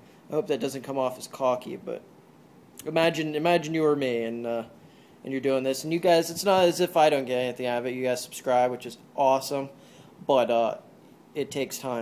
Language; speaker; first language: English; native; English